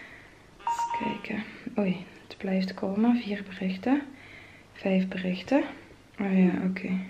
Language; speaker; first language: Dutch; native; Dutch